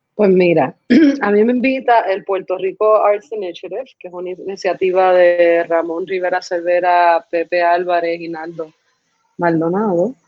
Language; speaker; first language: Spanish; early bilingual, other home language; English